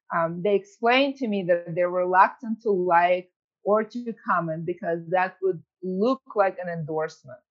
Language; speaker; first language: English; early bilingual, other home language; Ukrainian